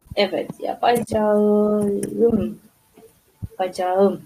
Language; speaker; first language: Turkish; non-native, fluent; Uzbek